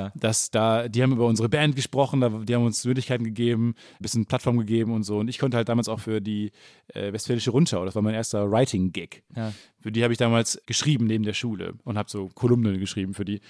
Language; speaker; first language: German; native; German